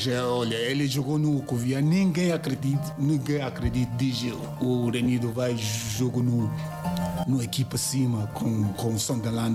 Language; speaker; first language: Portuguese; non-native, learner; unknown